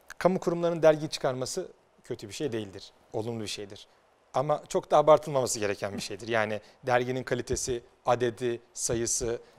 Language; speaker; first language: Turkish; native; Turkish